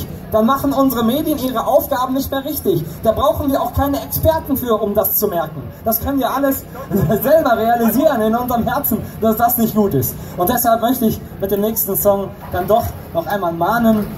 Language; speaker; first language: German; native; German